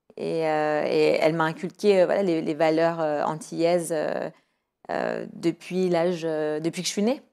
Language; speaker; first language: French; native; French